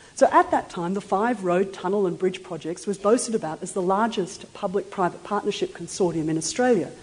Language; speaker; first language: English; native; English